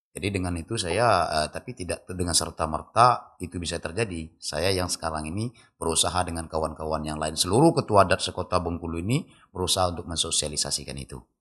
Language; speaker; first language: Indonesian; non-native, local second language; Malay